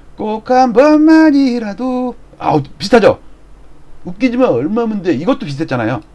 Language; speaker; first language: Korean; native; Korean